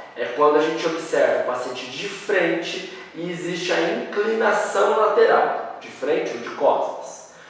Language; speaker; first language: Portuguese; native; Portuguese